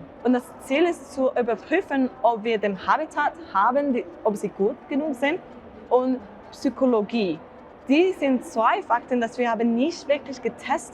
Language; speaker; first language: German; non-native, learner; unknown